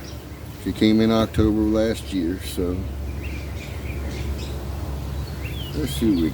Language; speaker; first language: English; native; English